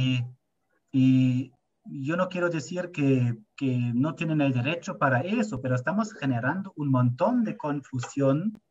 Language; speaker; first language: Spanish; non-native, fluent; German